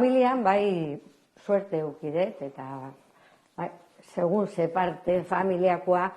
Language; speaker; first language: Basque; non-native, local second language; Spanish